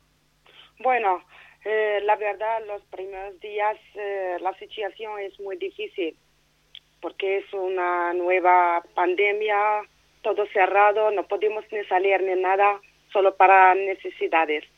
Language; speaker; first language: Spanish; non-native, learner; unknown